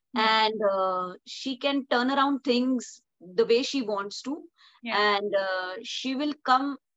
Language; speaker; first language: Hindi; non-native, local second language; Marathi